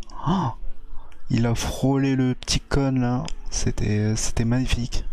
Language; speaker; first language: French; native; French